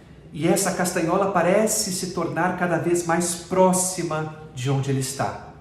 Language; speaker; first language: Portuguese; native; Portuguese